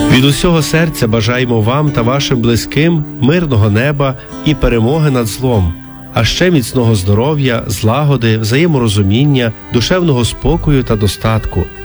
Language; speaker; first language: Ukrainian; native; Ukrainian